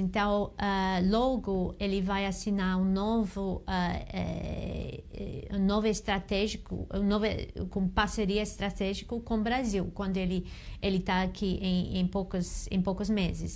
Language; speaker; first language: Portuguese; non-native, fluent; English